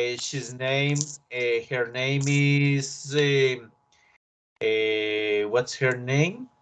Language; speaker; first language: English; non-native, learner; Spanish